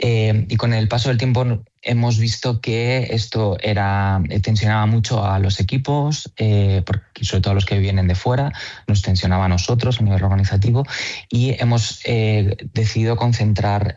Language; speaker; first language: Spanish; native; Spanish